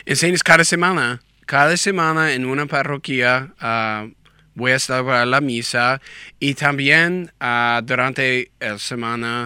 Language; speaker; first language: Spanish; non-native, learner; English